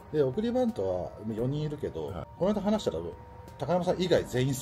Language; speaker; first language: Japanese; native; Japanese